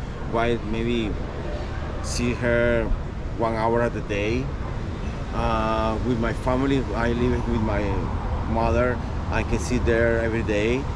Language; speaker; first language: English; non-native, learner; Spanish